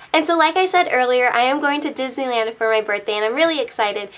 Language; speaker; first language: English; native; English